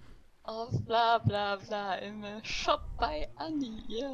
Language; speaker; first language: German; native; German